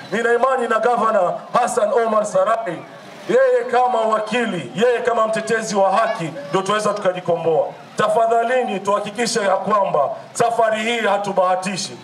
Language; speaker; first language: Swahili; native; Swahili